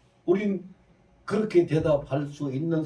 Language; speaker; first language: Korean; native; Korean